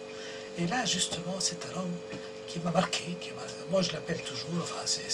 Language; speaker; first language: French; non-native, local second language; Arabic